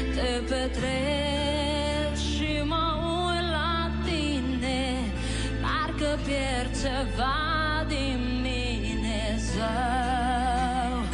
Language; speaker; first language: Romanian; non-native, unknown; Italian